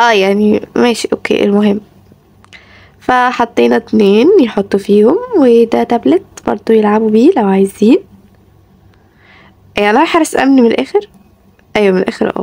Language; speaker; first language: Arabic; native; Arabic